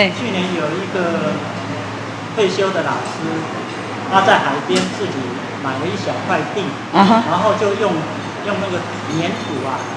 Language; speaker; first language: Chinese; native; Chinese